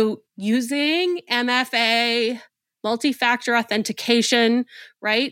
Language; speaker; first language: English; native; English